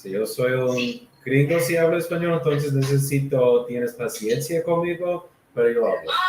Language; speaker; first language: Spanish; non-native, learner; English